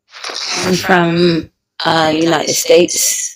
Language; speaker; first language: English; native; English